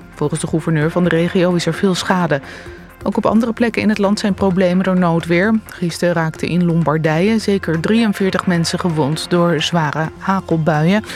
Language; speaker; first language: Dutch; native; Dutch